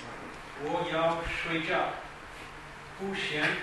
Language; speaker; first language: Chinese; non-native, learner; Italian